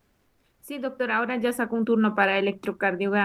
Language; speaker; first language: Spanish; native; Spanish